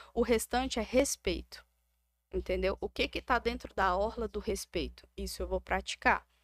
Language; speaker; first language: Portuguese; native; Portuguese